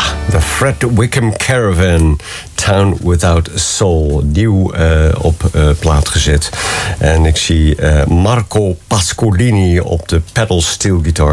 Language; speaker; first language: Dutch; native; Dutch